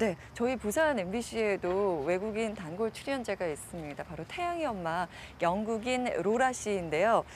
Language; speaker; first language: Korean; native; Korean